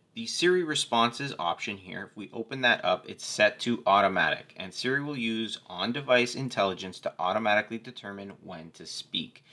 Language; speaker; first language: English; native; English